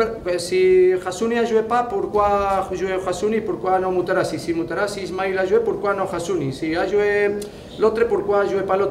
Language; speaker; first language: French; non-native, fluent; Spanish